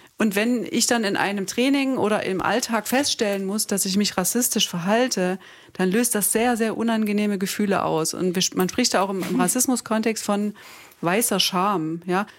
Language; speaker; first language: German; native; German